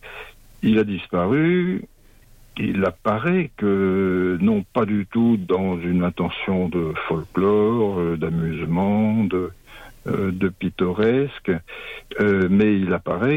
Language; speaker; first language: French; native; French